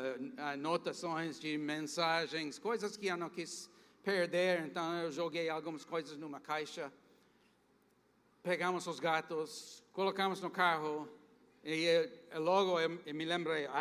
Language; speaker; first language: Portuguese; non-native, fluent; English